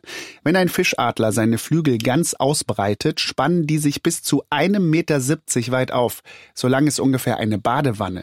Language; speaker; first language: German; native; German